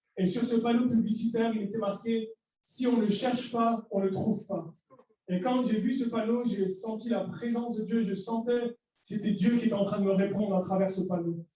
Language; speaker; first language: French; early bilingual, other home language; Arabic